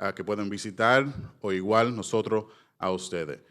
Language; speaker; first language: Spanish; early bilingual, heritage; Spanish